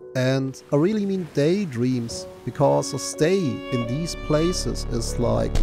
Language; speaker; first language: English; non-native, fluent; German